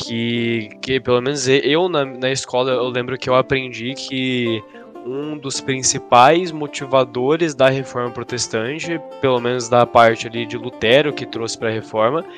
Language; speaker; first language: Portuguese; native; Portuguese